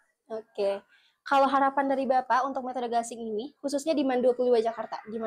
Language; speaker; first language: Indonesian; native; Indonesian